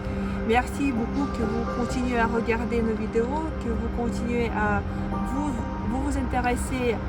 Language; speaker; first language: French; non-native, fluent; Russian